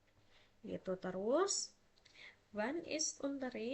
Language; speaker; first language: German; non-native, fluent; Indonesian